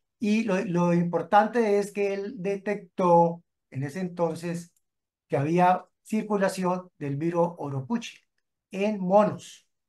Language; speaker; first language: Spanish; native; Spanish